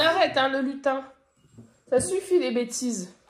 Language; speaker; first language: French; native; French